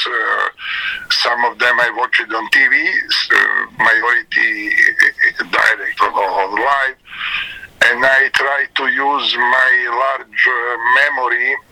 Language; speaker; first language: English; non-native, learner; Serbian